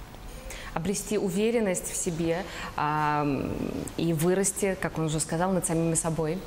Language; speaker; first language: Russian; native; Russian